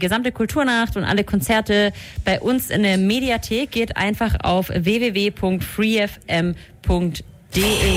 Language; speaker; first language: German; native; German